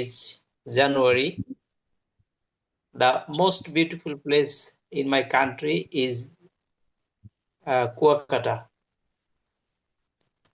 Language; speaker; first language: English; non-native, learner; Bangla